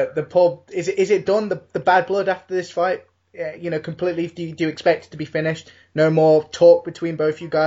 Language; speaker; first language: English; native; English